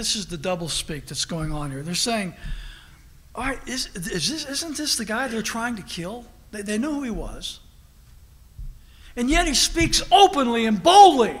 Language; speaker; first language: English; native; English